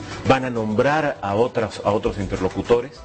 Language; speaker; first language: Spanish; native; Spanish